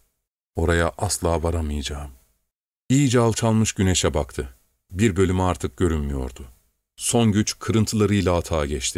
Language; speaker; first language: Turkish; native; Turkish